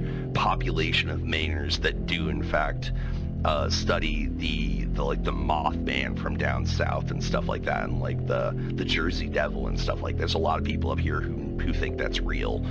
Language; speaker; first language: English; native; English